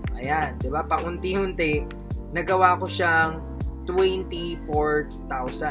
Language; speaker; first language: Filipino; native; Filipino